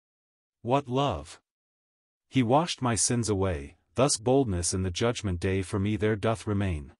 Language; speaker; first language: English; native; English